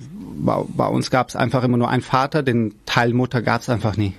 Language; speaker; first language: German; early bilingual, other home language; Persian